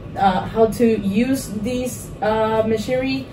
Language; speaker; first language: English; non-native, fluent; Spanish